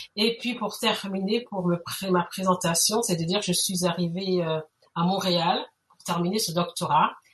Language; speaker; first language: French; native; French